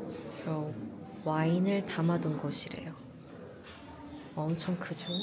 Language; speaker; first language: Korean; native; Korean